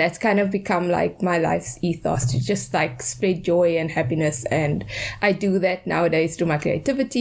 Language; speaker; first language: English; native; English